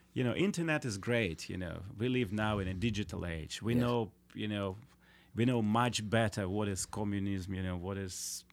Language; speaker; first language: English; non-native, fluent; Russian